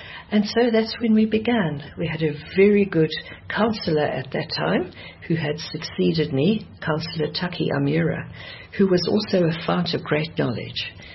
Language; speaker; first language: English; early bilingual, other home language; Dutch